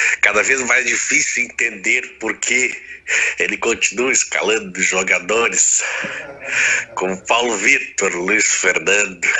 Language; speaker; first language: Portuguese; native; Portuguese